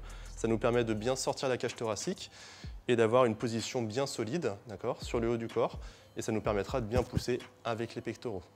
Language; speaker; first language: French; native; French